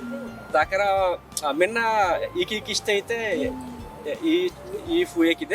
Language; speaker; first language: Japanese; non-native, fluent; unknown